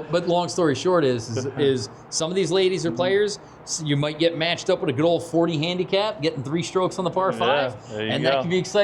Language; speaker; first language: English; native; English